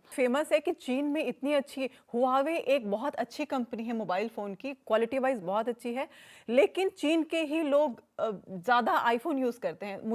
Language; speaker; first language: Hindi; native; Hindi